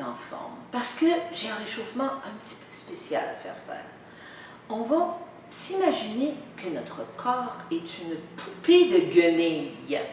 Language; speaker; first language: French; native; French